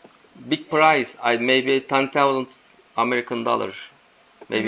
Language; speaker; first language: English; non-native, learner; Turkish